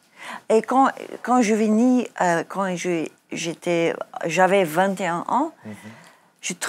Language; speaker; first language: French; non-native, learner; Afrikaans